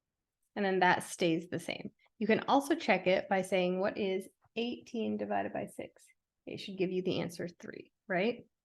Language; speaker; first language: English; native; English